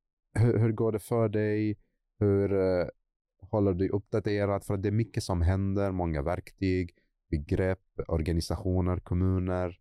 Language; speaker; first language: Swedish; non-native, fluent; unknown